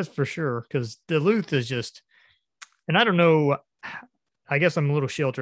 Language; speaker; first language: English; native; English